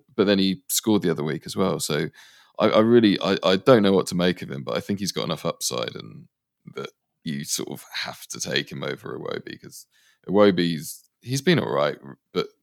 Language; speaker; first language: English; native; English